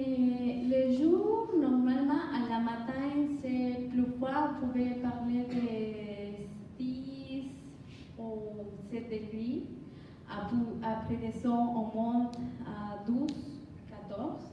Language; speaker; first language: French; non-native, learner; Spanish